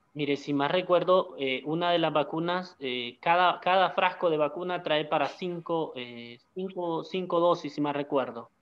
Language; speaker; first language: Spanish; native; Spanish